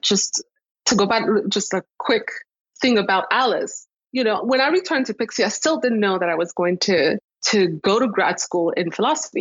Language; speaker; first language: English; non-native, local second language; Kinyarwanda